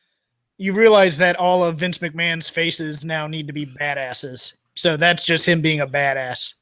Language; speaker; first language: English; native; English